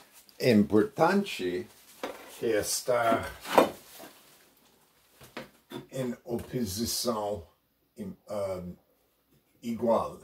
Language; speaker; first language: Portuguese; non-native, learner; Spanish